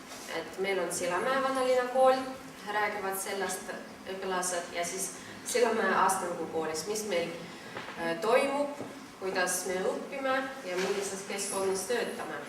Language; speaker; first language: Estonian; non-native, local second language; Russian